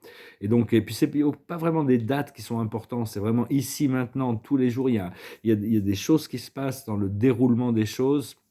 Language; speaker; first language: French; native; French